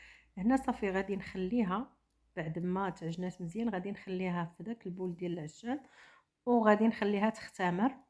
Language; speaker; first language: Arabic; native; Arabic